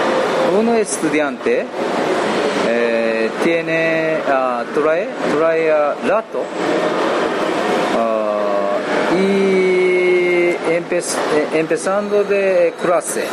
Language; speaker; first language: Spanish; non-native, learner; Japanese